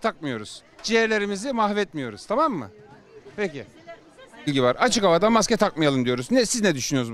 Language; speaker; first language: Turkish; native; Turkish